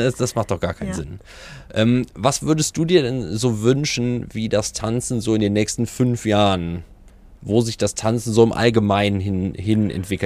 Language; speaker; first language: German; native; German